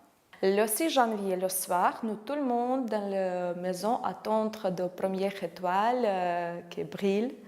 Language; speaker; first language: French; non-native, learner; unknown